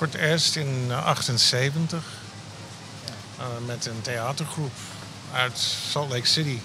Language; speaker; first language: Dutch; non-native, fluent; English